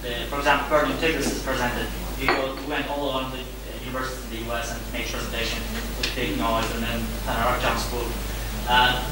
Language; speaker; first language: English; non-native, fluent; Azerbaijani